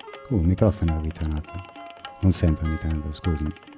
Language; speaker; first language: Italian; non-native, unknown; English